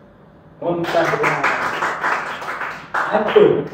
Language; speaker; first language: Arabic; non-native, learner; Malay